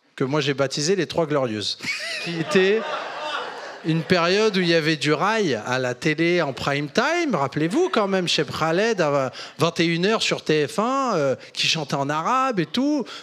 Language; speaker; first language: French; native; French